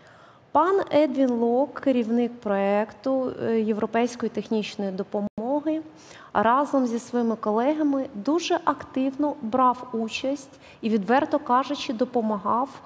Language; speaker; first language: Ukrainian; native; Ukrainian